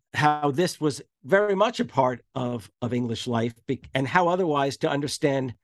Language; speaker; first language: English; native; English